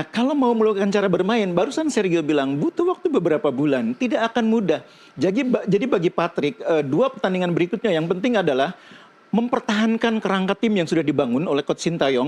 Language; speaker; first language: Indonesian; native; Indonesian